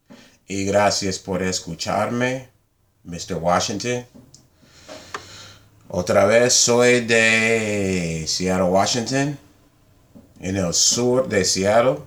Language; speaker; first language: Spanish; non-native, learner; English